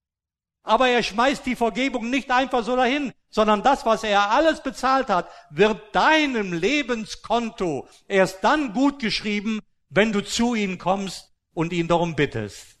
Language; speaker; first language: German; native; German